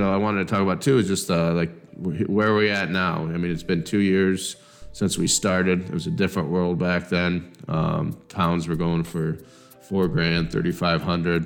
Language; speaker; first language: English; native; English